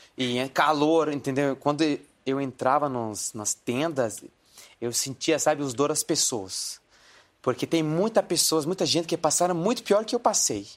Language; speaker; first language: Portuguese; non-native, fluent; Arabic